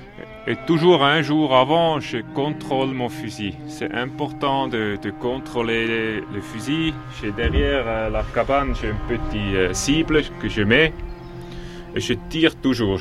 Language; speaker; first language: French; non-native, local second language; German